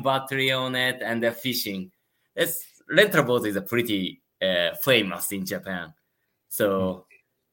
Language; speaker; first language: English; non-native, learner; Japanese